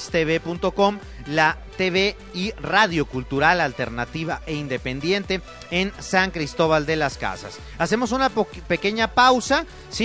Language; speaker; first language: Spanish; native; Spanish